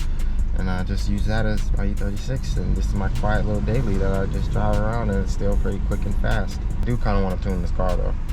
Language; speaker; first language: English; native; English